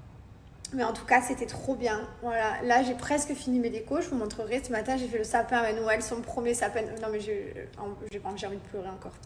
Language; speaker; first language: French; native; French